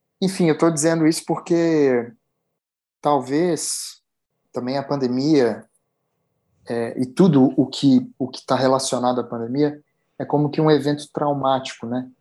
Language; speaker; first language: Portuguese; native; Portuguese